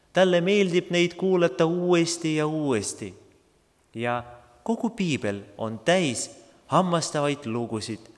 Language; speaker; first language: Estonian; non-native, local second language; Russian